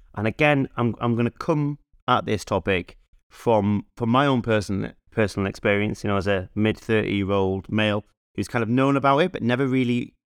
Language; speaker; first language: English; native; English